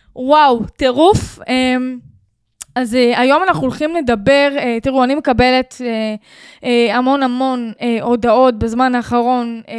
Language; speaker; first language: Hebrew; native; Hebrew